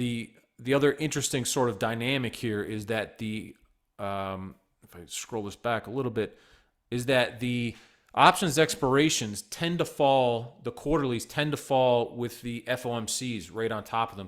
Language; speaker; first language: English; native; English